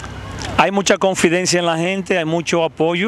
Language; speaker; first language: Spanish; native; Spanish